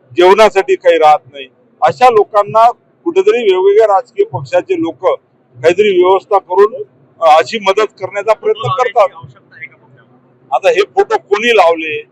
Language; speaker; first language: Marathi; non-native, local second language; Lambadi